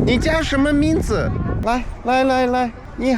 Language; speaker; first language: Chinese; non-native, learner; Armenian